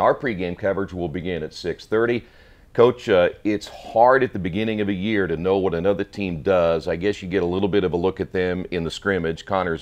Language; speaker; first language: English; native; English